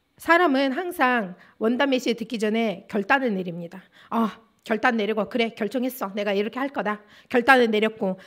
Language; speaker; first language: Korean; non-native, fluent; Russian